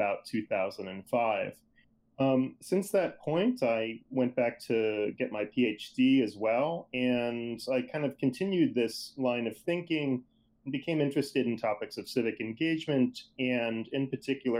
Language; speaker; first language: English; native; English